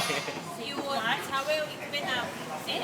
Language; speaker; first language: English; non-native, learner; Thai